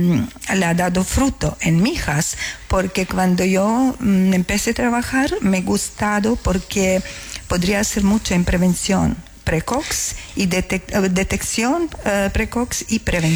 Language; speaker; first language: Spanish; non-native, learner; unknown